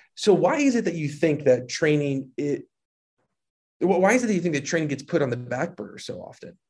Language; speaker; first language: English; native; English